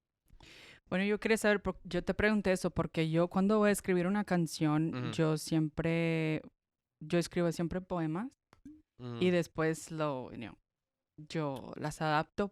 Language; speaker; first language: Spanish; non-native, fluent; Portuguese